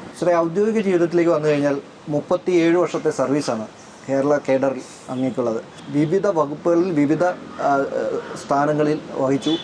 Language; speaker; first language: Malayalam; native; Malayalam